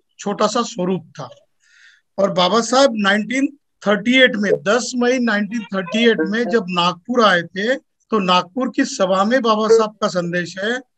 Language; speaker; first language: Hindi; non-native, local second language; Marathi